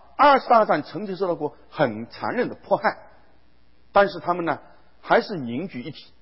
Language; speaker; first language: Chinese; native; Chinese